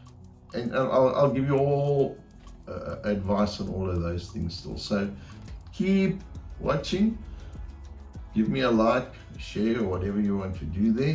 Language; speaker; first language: English; native; English